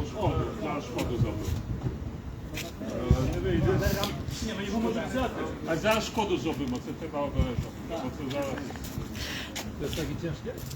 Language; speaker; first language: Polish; non-native, learner; Ukrainian